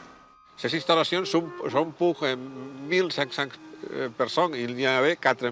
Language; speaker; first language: French; non-native, learner; Spanish